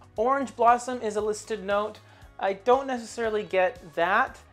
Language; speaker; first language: English; native; English